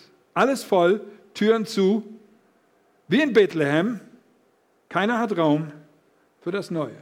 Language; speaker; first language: German; native; German